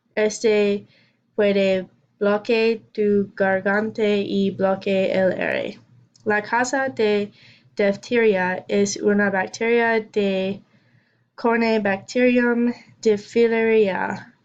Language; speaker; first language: Spanish; non-native, learner; English